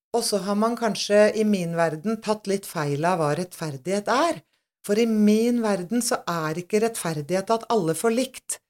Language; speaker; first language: Norwegian; native; Norwegian